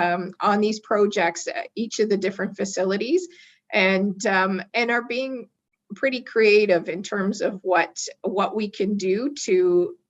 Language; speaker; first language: English; native; English